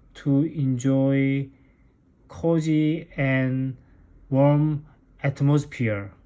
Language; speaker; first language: English; non-native, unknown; Korean